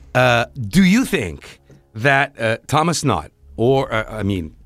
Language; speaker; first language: English; non-native, fluent; Italian